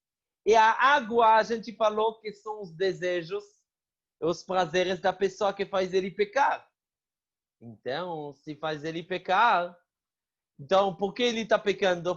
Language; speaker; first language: Portuguese; non-native, fluent; Hebrew